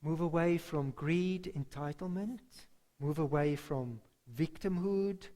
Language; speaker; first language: English; non-native, local second language; Afrikaans